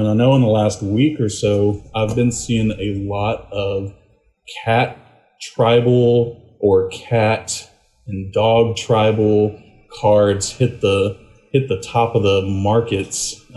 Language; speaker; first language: English; native; English